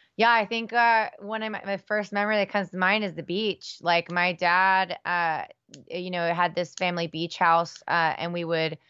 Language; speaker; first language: English; early bilingual, other home language; Spanish